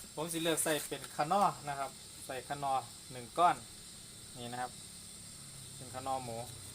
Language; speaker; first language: Thai; native; Thai